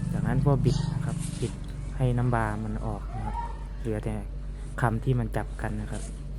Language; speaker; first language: Thai; non-native, local second language; Hmong